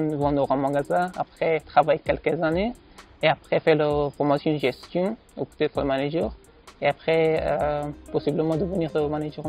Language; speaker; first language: French; non-native, learner; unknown